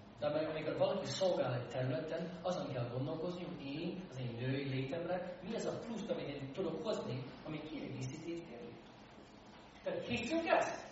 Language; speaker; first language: Hungarian; non-native, fluent; English